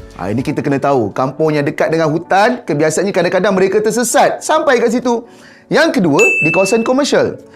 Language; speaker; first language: Malay; native; Malay